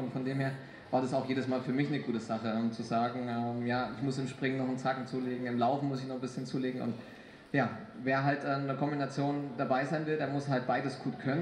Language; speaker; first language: German; native; German